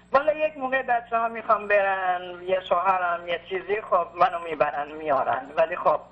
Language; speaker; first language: Persian; non-native, fluent; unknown